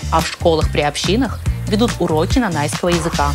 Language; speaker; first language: Russian; native; Russian